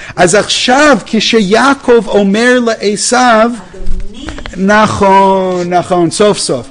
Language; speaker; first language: Hebrew; non-native, fluent; English